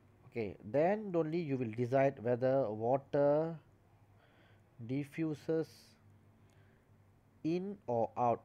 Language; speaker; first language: English; non-native, local second language; Tamil